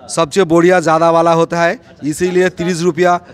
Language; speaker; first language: Hindi; non-native, local second language; Bangla